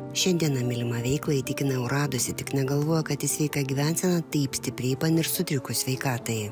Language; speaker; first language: Lithuanian; native; Lithuanian